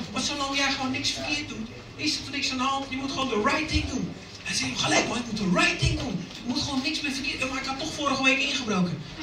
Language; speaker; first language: Dutch; early bilingual, other home language; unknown